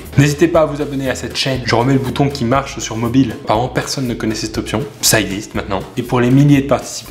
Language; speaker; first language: French; native; French